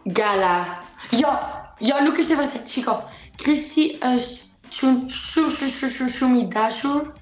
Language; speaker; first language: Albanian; early bilingual, heritage; Albanian